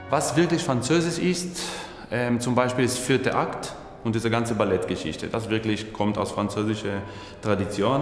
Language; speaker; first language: German; non-native, fluent; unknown